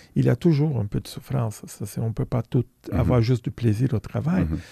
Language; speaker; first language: French; non-native, fluent; Portuguese